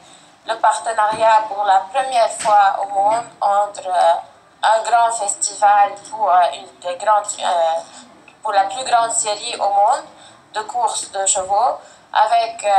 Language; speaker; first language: French; non-native, fluent; Arabic